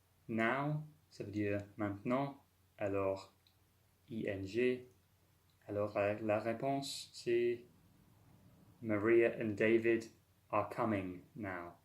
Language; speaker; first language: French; non-native, fluent; English